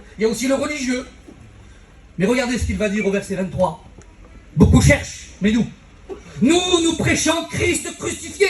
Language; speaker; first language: French; native; French